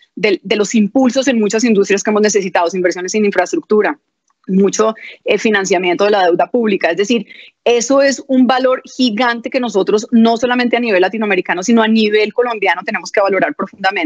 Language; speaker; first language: Spanish; native; Spanish